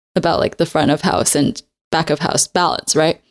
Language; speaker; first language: English; native; English